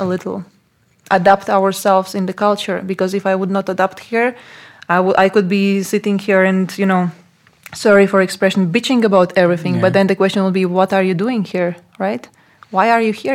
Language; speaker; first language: English; non-native, fluent; Latvian